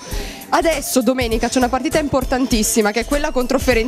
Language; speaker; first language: Italian; native; Italian